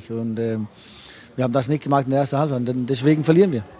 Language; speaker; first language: German; non-native, fluent; Danish